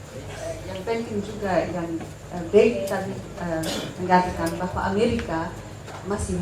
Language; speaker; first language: Indonesian; non-native, fluent; Dutch